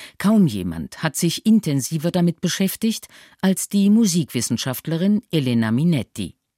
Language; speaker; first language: German; native; German